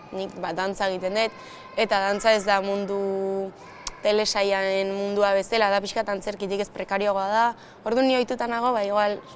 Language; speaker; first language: Basque; native; Basque